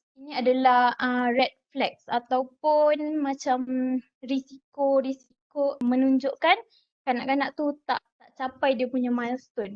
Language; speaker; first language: Malay; native; Malay